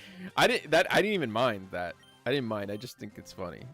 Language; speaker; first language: English; native; English